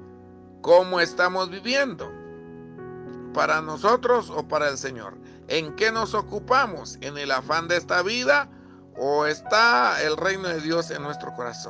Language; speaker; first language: Spanish; native; Spanish